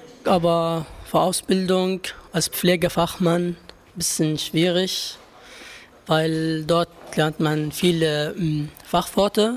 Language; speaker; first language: German; non-native, learner; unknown